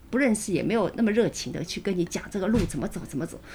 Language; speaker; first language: Chinese; native; Chinese